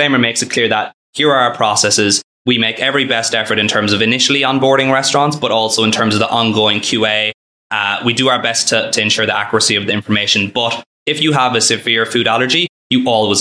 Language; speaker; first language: English; native; English